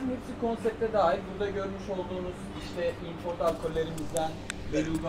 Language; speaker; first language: Turkish; native; Turkish